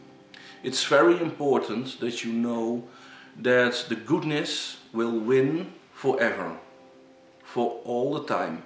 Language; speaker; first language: English; non-native, learner; Dutch